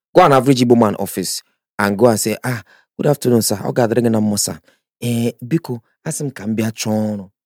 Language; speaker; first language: English; non-native, local second language; Igbo